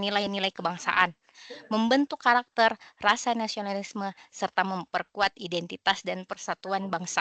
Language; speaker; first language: Indonesian; native; Indonesian